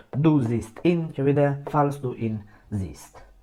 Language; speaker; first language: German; non-native, fluent; Macedonian